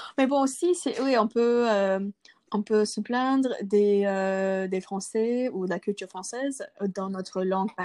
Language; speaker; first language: French; non-native, local second language; English